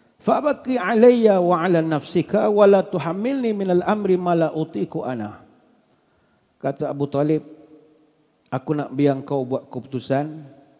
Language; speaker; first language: Malay; native; Malay